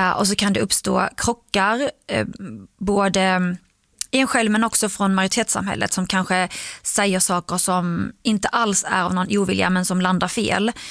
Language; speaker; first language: Swedish; early bilingual, other home language; Arabic